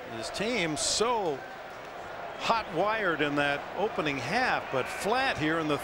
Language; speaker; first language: English; native; English